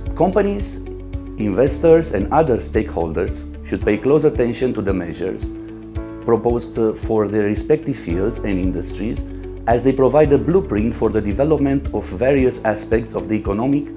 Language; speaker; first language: English; non-native, fluent; Romanian